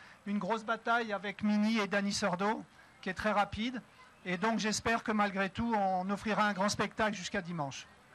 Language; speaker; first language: French; native; French